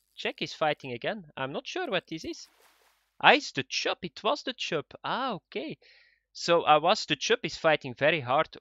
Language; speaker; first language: English; non-native, fluent; Dutch